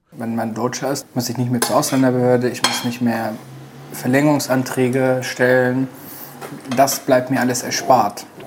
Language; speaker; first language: German; non-native, fluent; Arabic